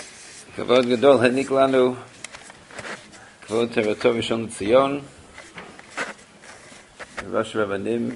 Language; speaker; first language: Hebrew; non-native, fluent; English